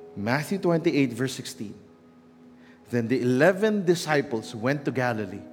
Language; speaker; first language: English; non-native, local second language; Filipino